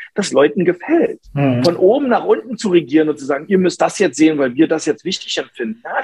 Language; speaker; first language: German; non-native, local second language; English